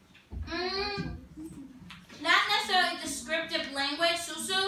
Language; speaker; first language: English; native; English